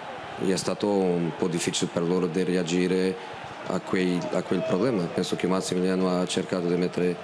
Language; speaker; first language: Italian; non-native, fluent; Portuguese